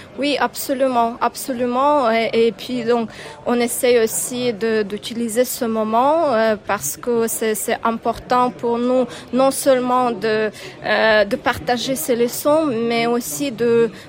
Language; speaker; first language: French; non-native, fluent; Ukrainian